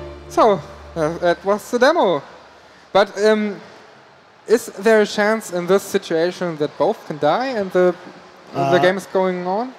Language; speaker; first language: English; non-native, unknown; German